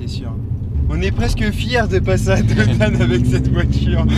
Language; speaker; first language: French; native; French